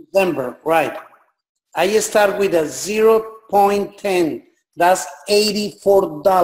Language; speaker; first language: English; non-native, learner; Spanish